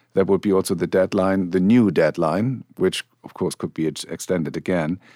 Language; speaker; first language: English; non-native, fluent; German